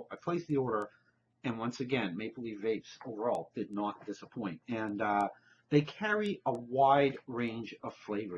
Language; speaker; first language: English; native; English